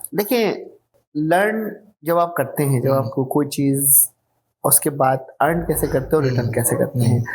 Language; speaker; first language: Urdu; native; Urdu